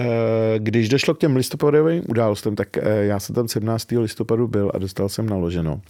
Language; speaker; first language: Czech; early bilingual, other home language; Arabic